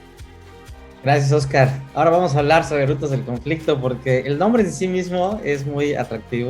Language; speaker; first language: Spanish; native; Spanish